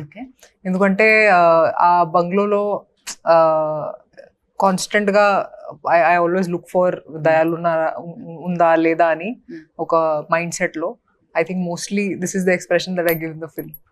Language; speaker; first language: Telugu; non-native, fluent; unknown